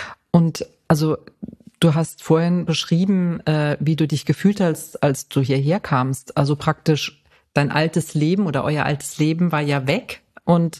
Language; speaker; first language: German; native; German